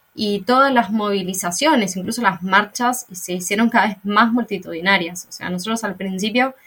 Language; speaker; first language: Spanish; native; Spanish